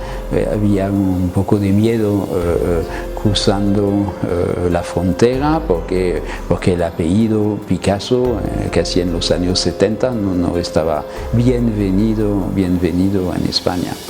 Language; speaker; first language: Spanish; non-native, fluent; French